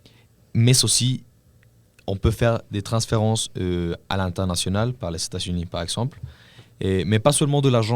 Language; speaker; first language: French; non-native, fluent; Spanish